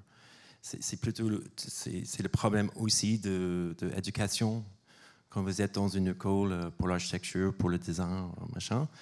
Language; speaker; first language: French; non-native, fluent; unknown